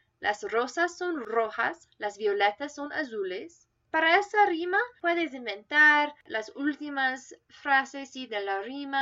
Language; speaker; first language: Spanish; non-native, fluent; English